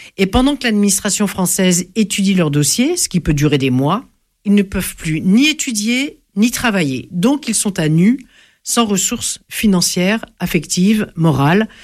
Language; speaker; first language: French; native; French